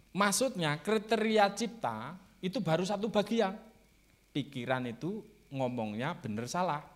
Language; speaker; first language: Indonesian; non-native, local second language; Javanese